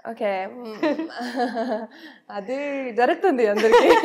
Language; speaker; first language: Telugu; non-native, learner; Kannada